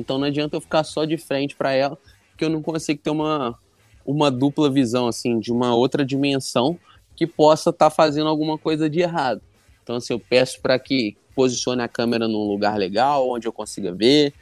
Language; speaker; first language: Portuguese; native; Portuguese